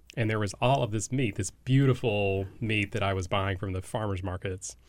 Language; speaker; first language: English; native; English